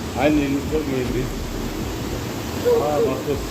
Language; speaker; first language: Turkish; non-native, learner; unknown